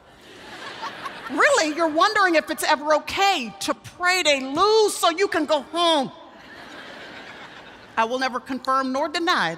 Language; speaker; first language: English; native; English